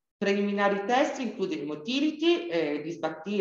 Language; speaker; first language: English; non-native, learner; Italian